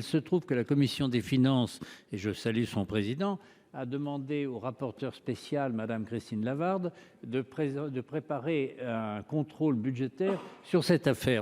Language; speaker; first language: French; native; French